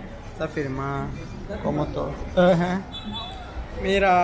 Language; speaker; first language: Spanish; non-native, learner; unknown